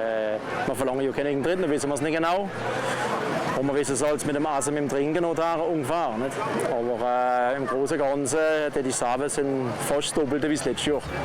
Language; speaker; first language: German; non-native, local second language; French